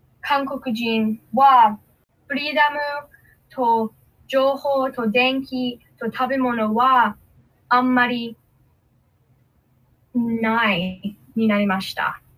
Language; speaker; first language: Japanese; non-native, learner; English